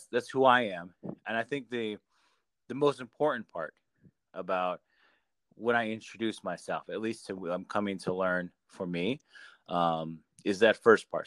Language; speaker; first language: English; early bilingual, other home language; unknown